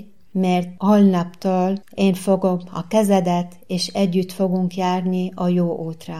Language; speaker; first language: Hungarian; non-native, learner; Arabic